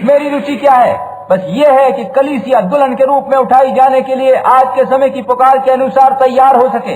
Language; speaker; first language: Hindi; native; Hindi